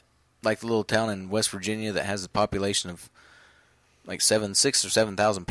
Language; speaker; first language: English; native; English